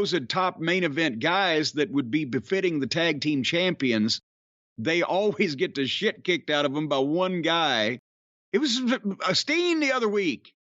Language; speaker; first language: English; native; English